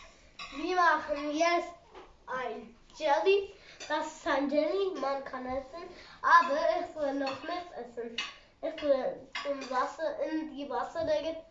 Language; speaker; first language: German; early bilingual, other home language; Urdu